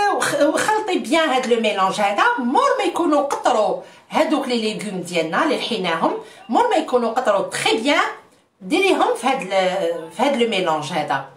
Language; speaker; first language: Arabic; native; Arabic